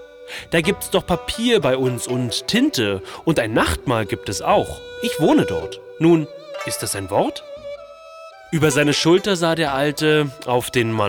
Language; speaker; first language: German; native; German